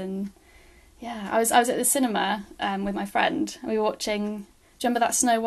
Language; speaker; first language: English; native; English